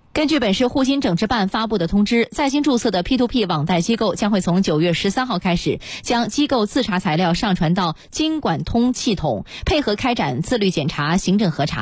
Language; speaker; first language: Chinese; native; Chinese